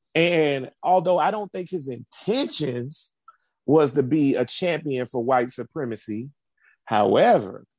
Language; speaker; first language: English; native; English